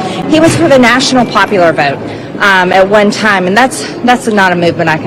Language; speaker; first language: English; native; English